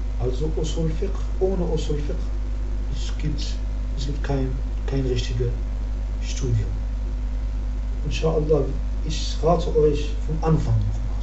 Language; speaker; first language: German; non-native, fluent; Arabic